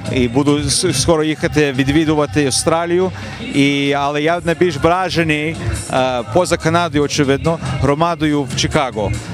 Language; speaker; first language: Ukrainian; early bilingual, heritage; Ukrainian